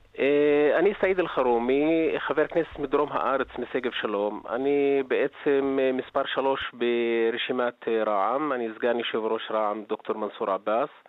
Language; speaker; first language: Hebrew; non-native, local second language; Arabic